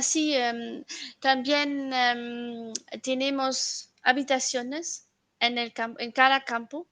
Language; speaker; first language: Spanish; non-native, fluent; French